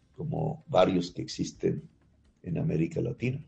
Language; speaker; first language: Spanish; native; Spanish